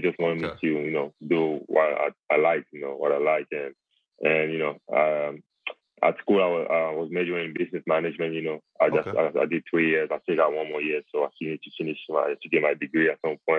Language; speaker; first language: English; non-native, local second language; French